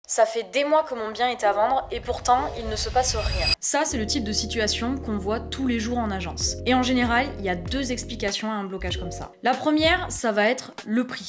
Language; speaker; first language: French; native; French